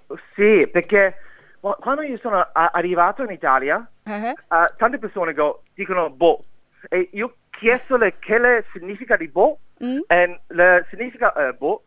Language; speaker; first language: Italian; non-native, learner; English